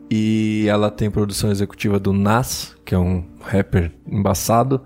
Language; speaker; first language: Portuguese; native; Portuguese